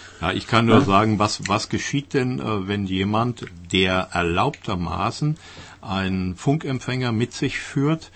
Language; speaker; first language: German; native; German